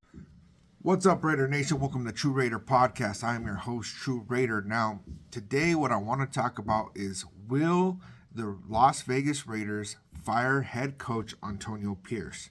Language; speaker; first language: English; native; English